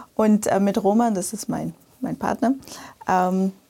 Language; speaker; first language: German; early bilingual, other home language; Portuguese